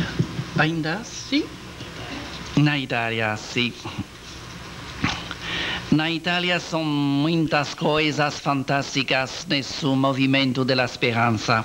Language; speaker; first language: Portuguese; non-native, learner; French